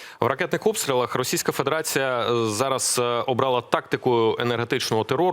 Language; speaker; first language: Ukrainian; native; Ukrainian